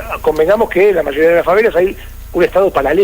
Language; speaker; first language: Spanish; native; Spanish